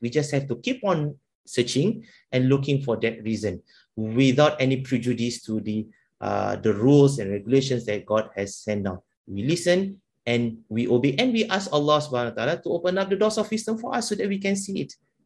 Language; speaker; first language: English; non-native, local second language; Malay